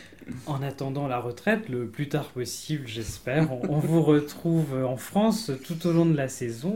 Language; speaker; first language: French; native; French